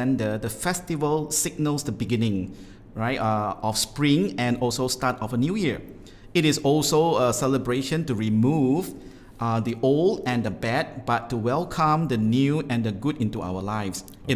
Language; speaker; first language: English; non-native, local second language; Min Nan Chinese